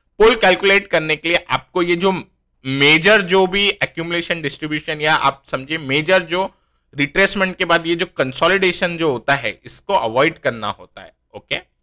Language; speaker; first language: Hindi; native; Hindi